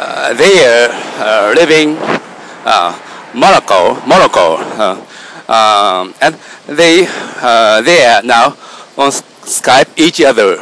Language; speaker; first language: English; non-native, learner; Japanese